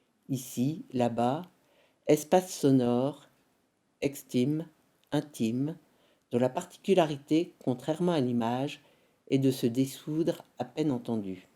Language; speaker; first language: French; native; French